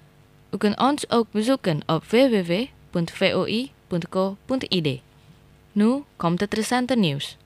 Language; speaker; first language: Dutch; non-native, learner; Indonesian